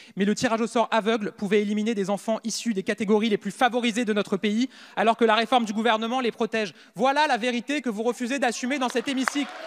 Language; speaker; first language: French; native; French